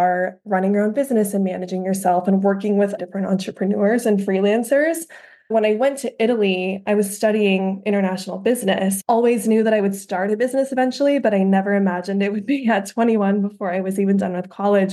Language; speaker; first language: English; native; English